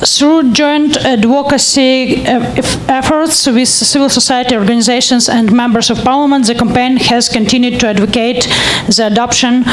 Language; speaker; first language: English; non-native, learner; Ukrainian